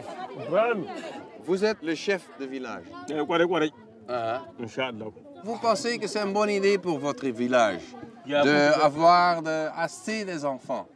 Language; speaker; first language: French; non-native, fluent; Dutch